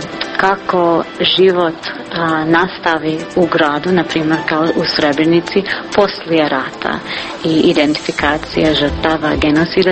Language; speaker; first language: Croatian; non-native, learner; English